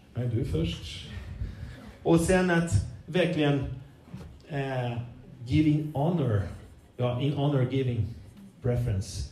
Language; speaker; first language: Swedish; non-native, fluent; Portuguese